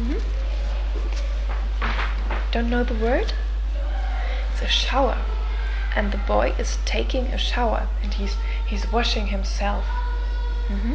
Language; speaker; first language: English; non-native, fluent; German